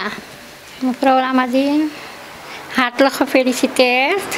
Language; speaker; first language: Dutch; non-native, local second language; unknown